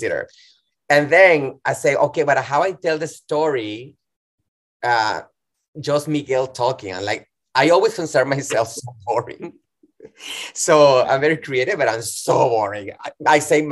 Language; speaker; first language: English; non-native, fluent; Spanish